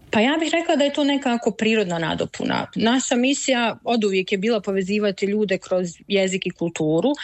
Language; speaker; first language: Croatian; native; Croatian